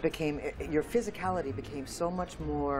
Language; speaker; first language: English; native; English